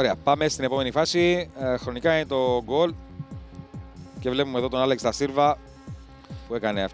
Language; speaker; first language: Greek; native; Greek